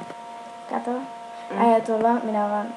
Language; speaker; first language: Finnish; early bilingual, heritage; Finnish